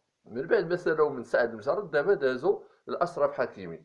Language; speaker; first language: Arabic; native; Arabic